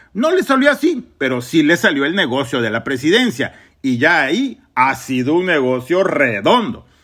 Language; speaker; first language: Spanish; native; Spanish